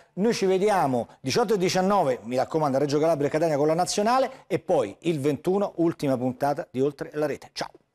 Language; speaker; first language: Italian; native; Italian